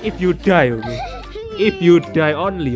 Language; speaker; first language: English; non-native, fluent; Indonesian